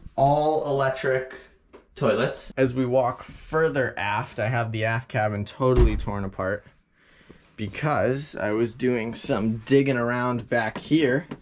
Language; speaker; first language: English; native; English